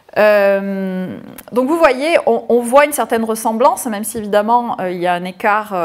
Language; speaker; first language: French; native; French